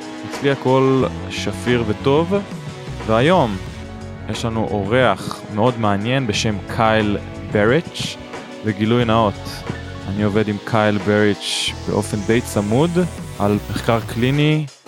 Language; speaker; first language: Hebrew; native; Hebrew